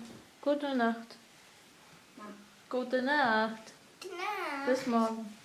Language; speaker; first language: German; native; German